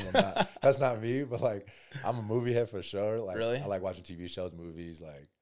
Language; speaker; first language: English; native; English